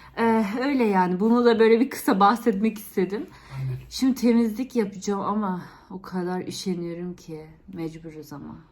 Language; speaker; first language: Turkish; early bilingual, heritage; Turkish